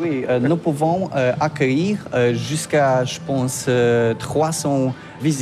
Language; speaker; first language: French; non-native, learner; Polish